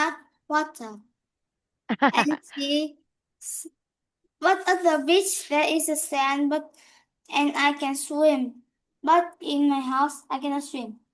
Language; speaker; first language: English; non-native, learner; Vietnamese